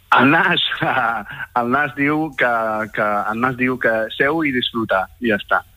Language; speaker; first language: Catalan; non-native, fluent; English